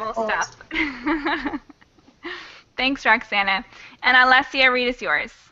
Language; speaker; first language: English; native; English